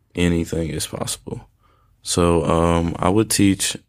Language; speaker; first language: English; native; English